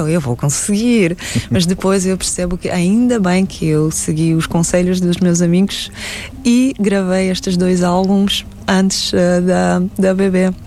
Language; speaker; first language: Portuguese; non-native, fluent; Russian